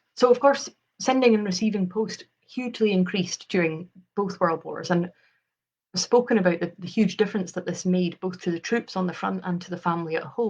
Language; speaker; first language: English; native; English